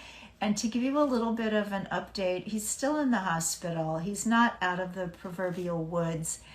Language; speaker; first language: English; native; English